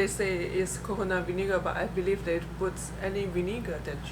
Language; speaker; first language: English; non-native, fluent; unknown